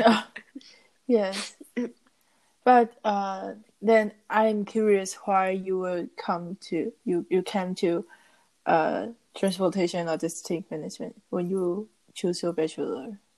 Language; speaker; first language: English; non-native, learner; Chinese